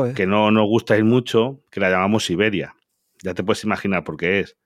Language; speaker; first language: Spanish; native; Spanish